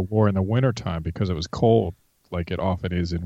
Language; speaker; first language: English; native; English